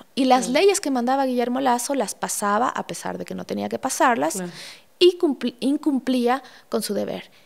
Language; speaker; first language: Spanish; native; Spanish